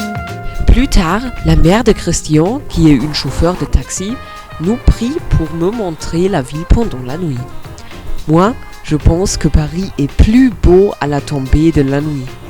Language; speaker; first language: French; non-native, learner; German